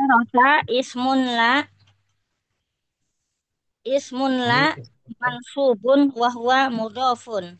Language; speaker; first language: Arabic; non-native, learner; Indonesian